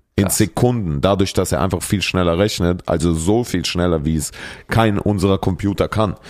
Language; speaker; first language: German; early bilingual, other home language; Russian